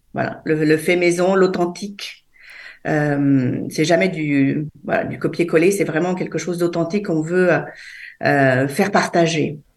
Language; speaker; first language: French; early bilingual, other home language; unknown